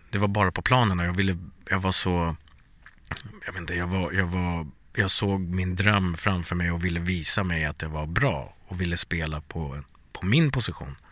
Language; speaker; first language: Swedish; native; Swedish